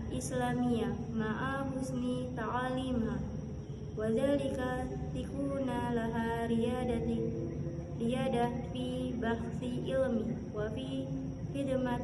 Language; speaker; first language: Arabic; non-native, learner; Indonesian